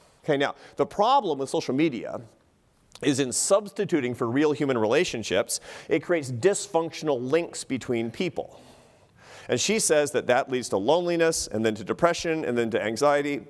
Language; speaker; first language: English; native; English